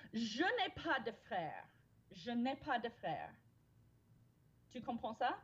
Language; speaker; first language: French; non-native, fluent; English